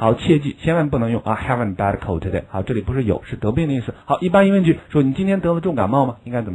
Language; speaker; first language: Chinese; native; Chinese